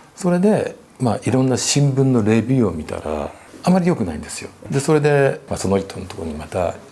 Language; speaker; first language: Japanese; native; Japanese